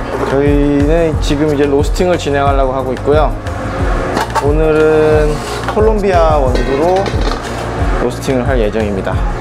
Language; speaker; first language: Korean; early bilingual, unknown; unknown